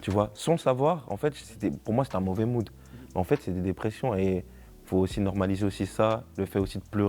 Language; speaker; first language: French; native; French